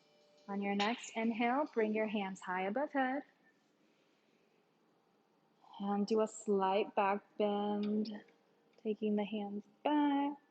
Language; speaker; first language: English; native; English